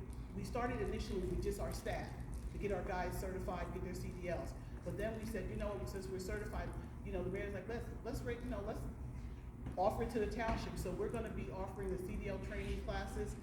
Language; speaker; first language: English; native; English